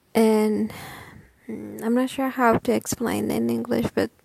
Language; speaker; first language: English; non-native, learner; Japanese